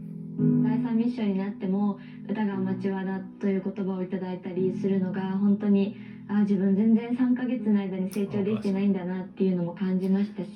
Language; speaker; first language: Japanese; native; Japanese